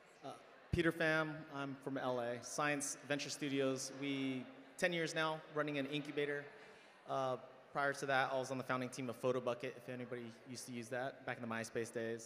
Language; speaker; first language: English; native; English